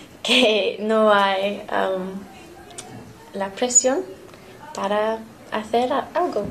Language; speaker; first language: Spanish; non-native, learner; English